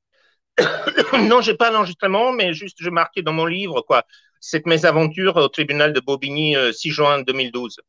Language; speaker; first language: French; native; French